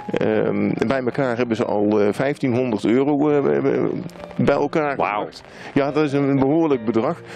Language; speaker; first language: Dutch; native; Dutch